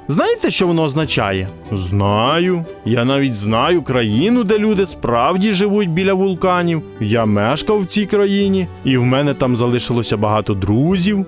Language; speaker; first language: Ukrainian; native; Ukrainian